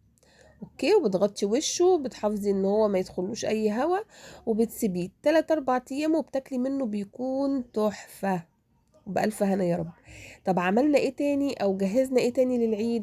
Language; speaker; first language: Arabic; native; Arabic